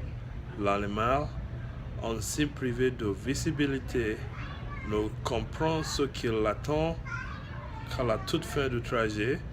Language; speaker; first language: French; non-native, learner; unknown